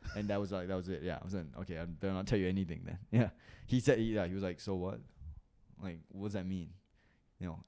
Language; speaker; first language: English; native; English